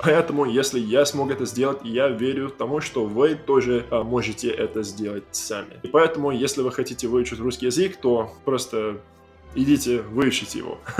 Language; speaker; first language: Russian; non-native, fluent; English